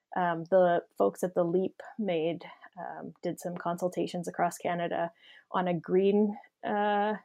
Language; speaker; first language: English; native; English